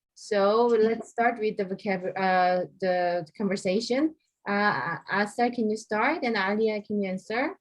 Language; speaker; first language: English; non-native, fluent; Korean